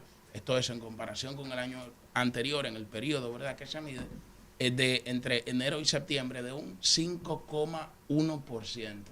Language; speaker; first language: Spanish; native; Spanish